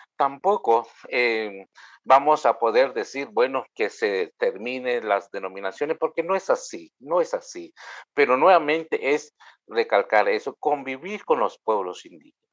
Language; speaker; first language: Spanish; non-native, local second language; Kʼicheʼ